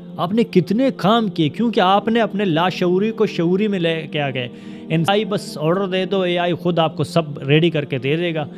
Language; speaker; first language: Urdu; non-native, local second language; Baluchi